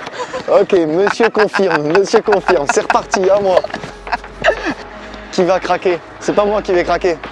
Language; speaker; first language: French; native; French